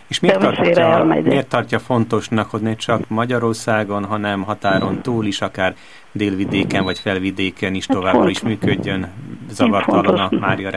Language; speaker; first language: Hungarian; native; Hungarian